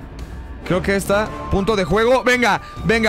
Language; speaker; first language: Spanish; native; Spanish